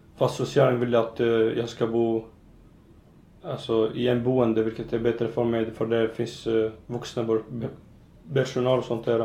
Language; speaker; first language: Swedish; non-native, fluent; Arabic